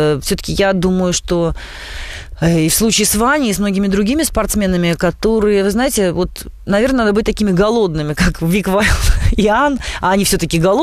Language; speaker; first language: Russian; native; Russian